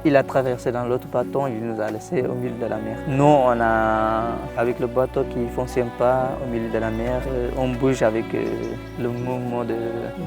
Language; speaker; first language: French; non-native, learner; Tigrinya